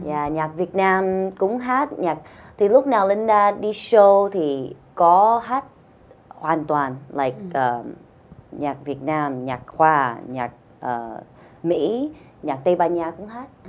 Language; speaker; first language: Vietnamese; early bilingual, heritage; Vietnamese